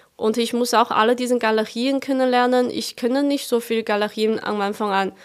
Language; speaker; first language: German; non-native, fluent; Chinese